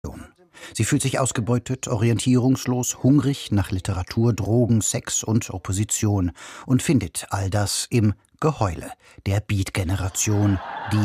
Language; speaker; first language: German; native; German